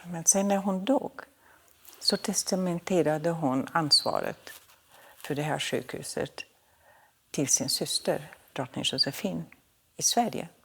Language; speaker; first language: Swedish; non-native, fluent; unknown